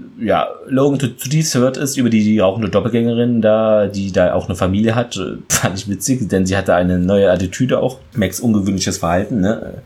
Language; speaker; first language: German; native; German